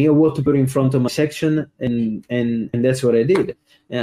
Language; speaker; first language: English; non-native, fluent; Italian